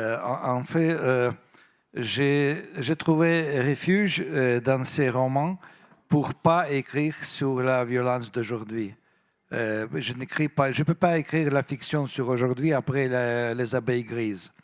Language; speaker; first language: French; non-native, fluent; Russian